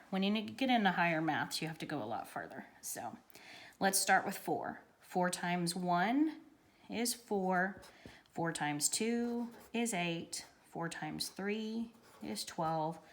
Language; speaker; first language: English; native; English